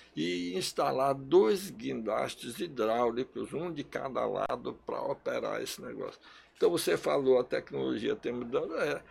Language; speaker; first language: Portuguese; early bilingual, other home language; Russian